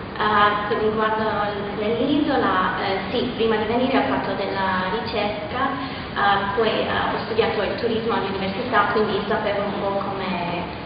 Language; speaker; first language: Italian; non-native, fluent; English